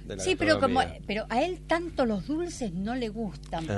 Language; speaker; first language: Spanish; native; Spanish